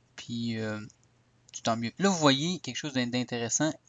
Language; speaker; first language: French; native; French